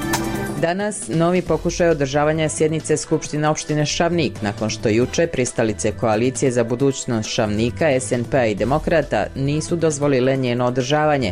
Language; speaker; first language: Croatian; native; Croatian